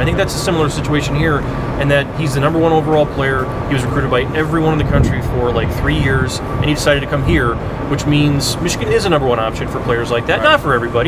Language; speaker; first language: English; native; English